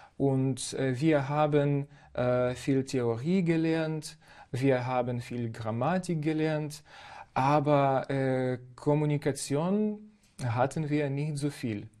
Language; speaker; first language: German; non-native, fluent; Ukrainian